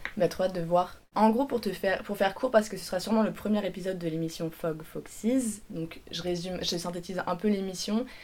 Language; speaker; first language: French; native; French